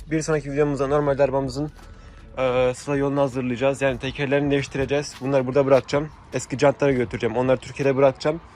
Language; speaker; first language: Turkish; early bilingual, heritage; Turkish